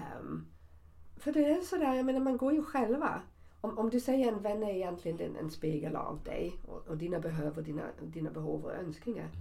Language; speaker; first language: Swedish; early bilingual, other home language; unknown